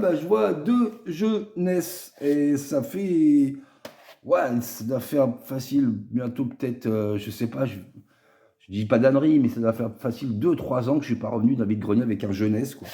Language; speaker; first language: French; native; French